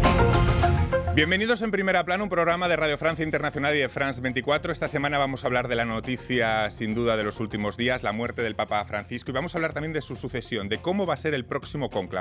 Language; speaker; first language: Spanish; native; Spanish